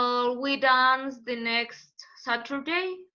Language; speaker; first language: English; non-native, learner; Spanish